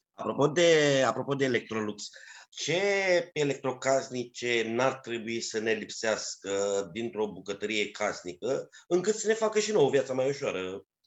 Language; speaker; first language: Romanian; native; Romanian